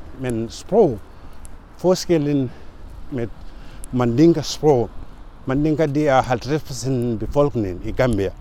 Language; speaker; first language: Danish; non-native, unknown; Mandingo